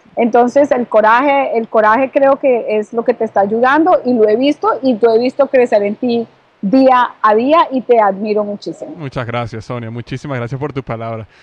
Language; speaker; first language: Spanish; native; Spanish